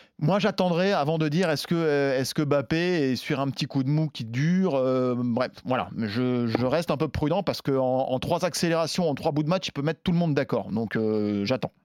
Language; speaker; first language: French; native; French